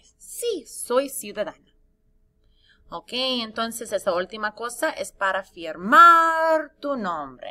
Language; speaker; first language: Spanish; non-native, fluent; English